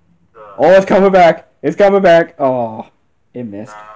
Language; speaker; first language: English; native; English